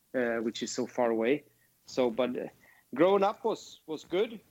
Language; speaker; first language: English; non-native, fluent; Swedish